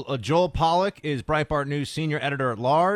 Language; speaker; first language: English; native; English